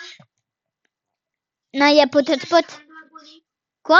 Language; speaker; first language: French; native; French